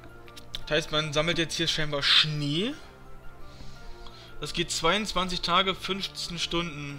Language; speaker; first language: German; native; German